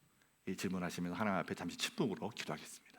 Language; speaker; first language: Korean; native; Korean